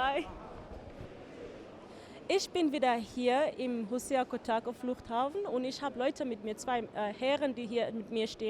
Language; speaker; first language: German; non-native, learner; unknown